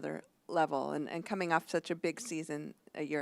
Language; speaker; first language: English; native; English